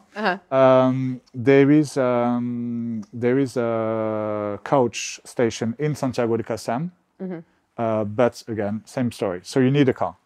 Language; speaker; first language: English; non-native, fluent; French